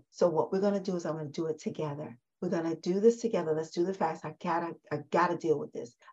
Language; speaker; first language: English; native; English